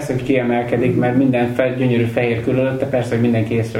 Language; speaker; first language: Hungarian; native; Hungarian